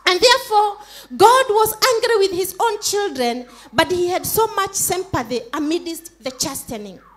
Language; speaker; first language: English; non-native, local second language; Swahili